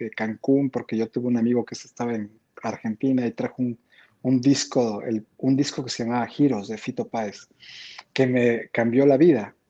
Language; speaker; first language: Spanish; native; Spanish